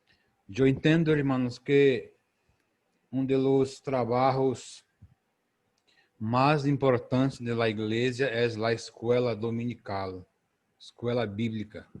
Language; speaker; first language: Spanish; non-native, fluent; Portuguese